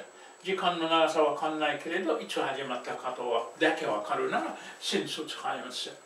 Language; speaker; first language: Japanese; non-native, fluent; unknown